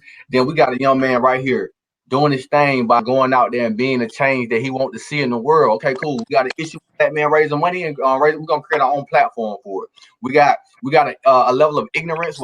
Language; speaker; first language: English; native; English